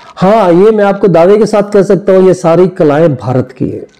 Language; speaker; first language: Hindi; native; Hindi